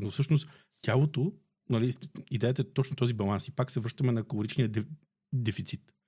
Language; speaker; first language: Bulgarian; native; Bulgarian